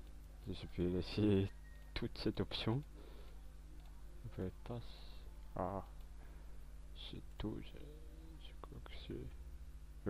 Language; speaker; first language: French; non-native, local second language; Malagasy